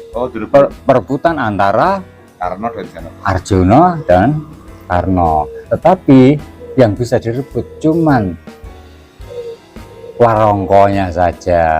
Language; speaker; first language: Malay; non-native, local second language; Javanese